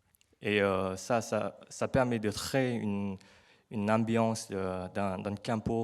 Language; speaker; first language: French; non-native, learner; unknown